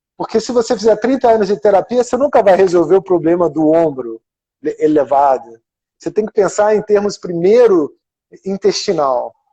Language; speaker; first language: Portuguese; non-native, fluent; German